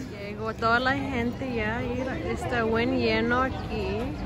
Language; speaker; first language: Spanish; early bilingual, heritage; Spanish